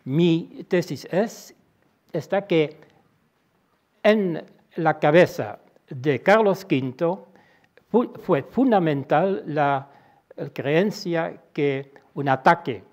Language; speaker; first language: Spanish; non-native, fluent; Dutch